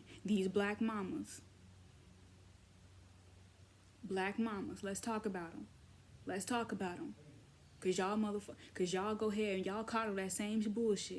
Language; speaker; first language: English; native; English